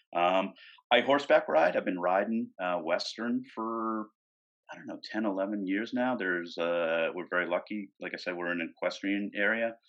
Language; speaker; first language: English; native; English